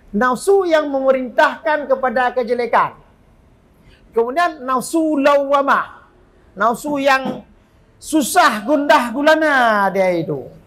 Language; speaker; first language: Malay; non-native, local second language; Achinese